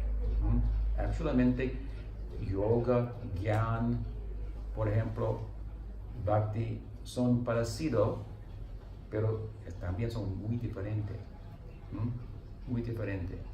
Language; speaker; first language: Spanish; non-native, learner; English